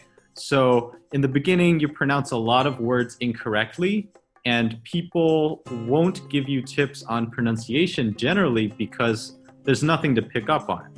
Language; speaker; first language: English; early bilingual, other home language; Chinese